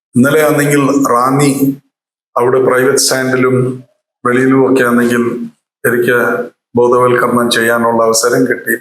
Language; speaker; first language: Malayalam; early bilingual, heritage; Malayalam